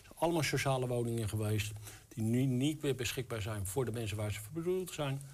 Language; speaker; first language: Dutch; native; Dutch